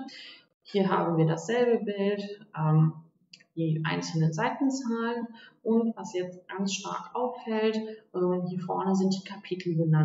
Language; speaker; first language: German; native; German